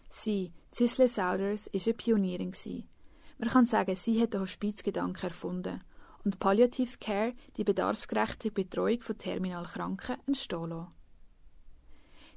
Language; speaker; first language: German; native; German